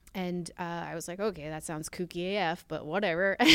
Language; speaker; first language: English; native; English